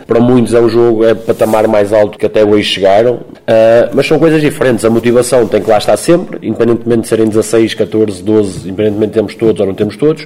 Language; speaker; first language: Portuguese; native; Portuguese